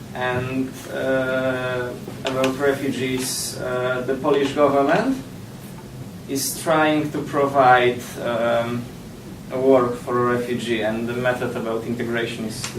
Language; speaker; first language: English; non-native, learner; Polish